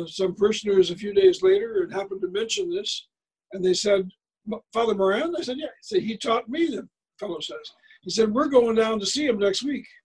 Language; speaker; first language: English; native; English